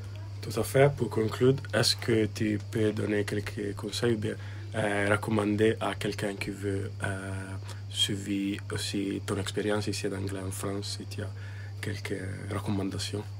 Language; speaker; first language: French; non-native, fluent; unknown